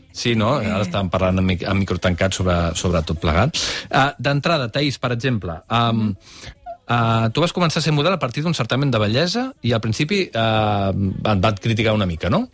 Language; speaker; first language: Catalan; native; Catalan